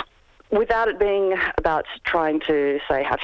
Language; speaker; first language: English; native; English